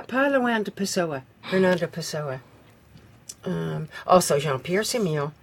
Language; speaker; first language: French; non-native, fluent; English